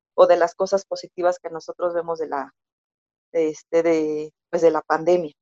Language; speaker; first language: Spanish; native; Spanish